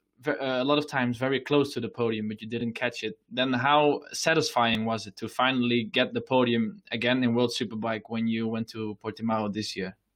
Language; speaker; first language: English; non-native, fluent; Dutch